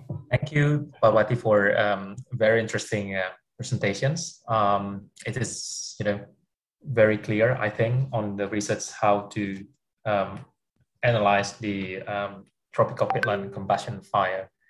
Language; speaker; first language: English; non-native, fluent; Indonesian